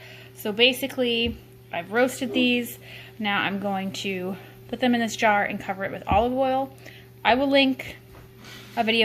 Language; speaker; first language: English; native; English